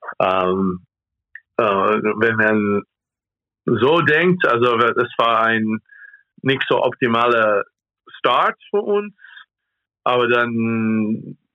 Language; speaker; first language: German; non-native, fluent; English